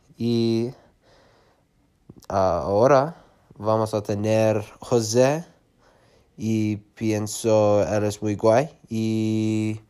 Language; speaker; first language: Spanish; non-native, learner; English